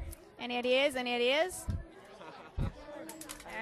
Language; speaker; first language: English; native; English